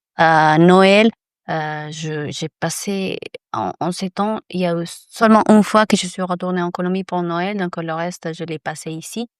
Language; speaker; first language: French; non-native, fluent; Spanish